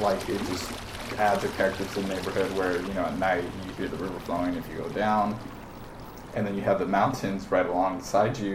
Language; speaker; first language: English; native; English